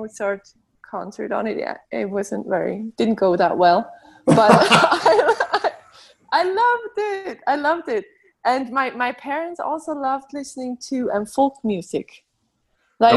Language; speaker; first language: English; non-native, fluent; Swiss German